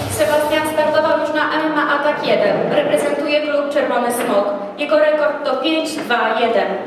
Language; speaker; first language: Polish; native; Polish